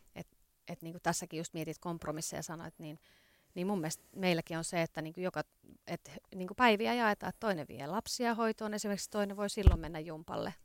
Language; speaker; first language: Finnish; native; Finnish